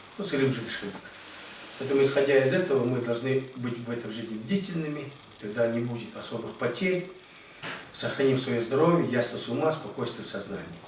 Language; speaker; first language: Russian; non-native, local second language; Buriat